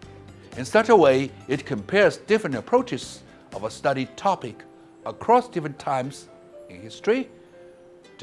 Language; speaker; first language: English; non-native, fluent; Chinese